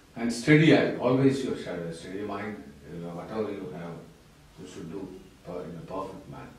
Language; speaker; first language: English; non-native, local second language; Malayalam